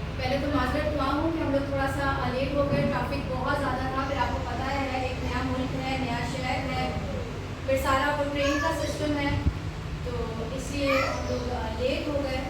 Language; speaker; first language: Urdu; native; Urdu